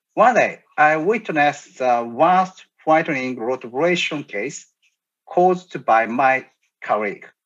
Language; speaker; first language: English; non-native, learner; Japanese